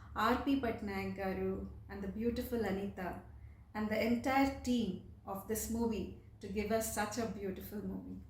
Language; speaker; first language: English; non-native, local second language; Telugu